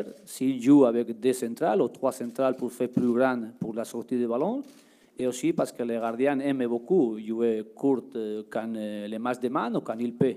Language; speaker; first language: French; non-native, learner; Spanish